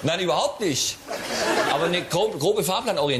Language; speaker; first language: German; native; German